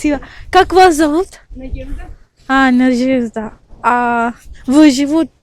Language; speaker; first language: Russian; non-native, learner; Malayalam